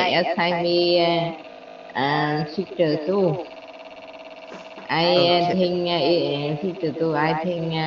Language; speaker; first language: English; non-native, learner; Vietnamese